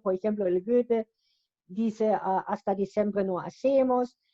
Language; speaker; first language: Spanish; non-native, fluent; German